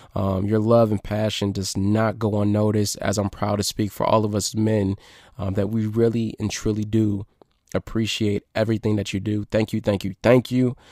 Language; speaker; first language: English; native; English